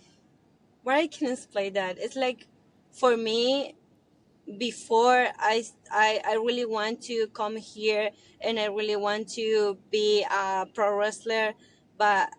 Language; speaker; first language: English; non-native, learner; Spanish